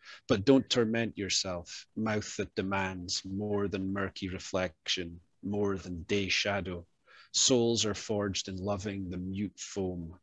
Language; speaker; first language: English; native; English